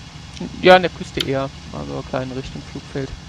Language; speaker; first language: German; native; German